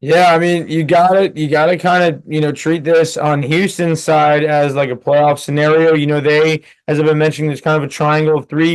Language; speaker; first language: English; native; English